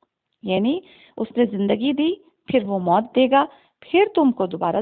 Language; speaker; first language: Urdu; native; Urdu